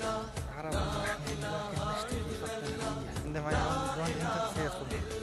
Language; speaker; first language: Arabic; native; Arabic